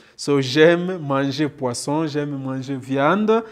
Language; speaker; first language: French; non-native, learner; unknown